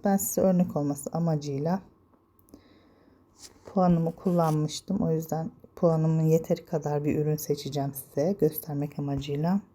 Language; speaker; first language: Turkish; native; Turkish